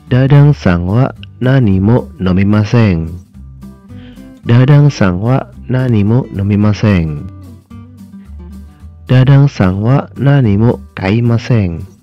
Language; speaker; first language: Japanese; non-native, fluent; Indonesian